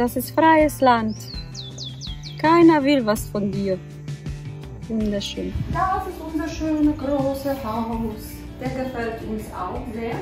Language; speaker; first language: German; non-native, fluent; Polish